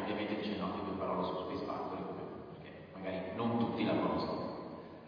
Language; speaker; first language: Italian; native; Italian